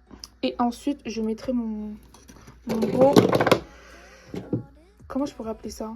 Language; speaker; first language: French; native; French